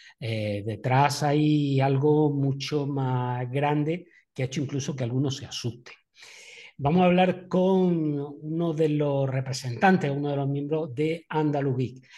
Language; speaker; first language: Spanish; native; Spanish